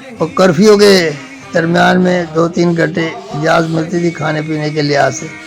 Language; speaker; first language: Urdu; non-native, local second language; Punjabi